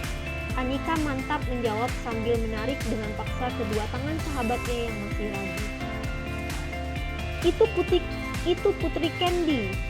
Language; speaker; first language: Indonesian; native; Indonesian